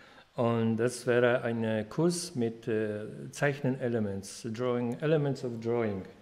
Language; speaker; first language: German; non-native, fluent; Polish